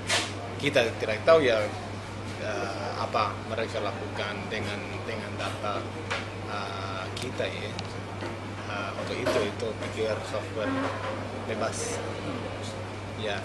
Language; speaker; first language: Indonesian; non-native, learner; English